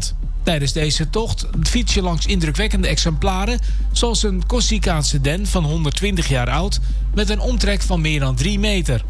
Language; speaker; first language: Dutch; native; Dutch